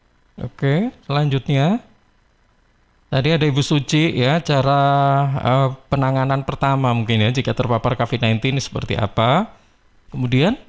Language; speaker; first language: Indonesian; native; Indonesian